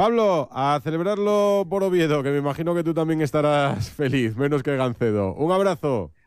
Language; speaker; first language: Spanish; native; Spanish